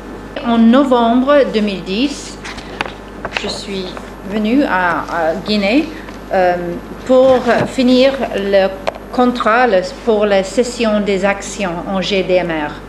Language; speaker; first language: French; non-native, fluent; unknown